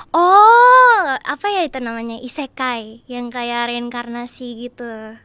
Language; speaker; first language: Indonesian; native; Indonesian